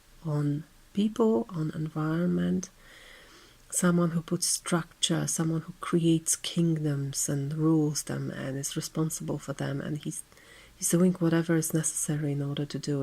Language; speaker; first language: English; non-native, fluent; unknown